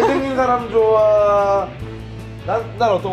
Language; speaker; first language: Korean; native; Korean